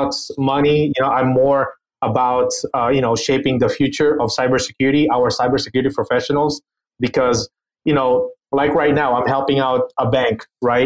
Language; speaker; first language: English; non-native, local second language; Filipino